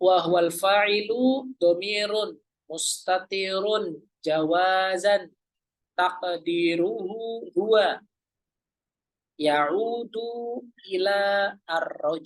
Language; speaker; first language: Arabic; non-native, fluent; Indonesian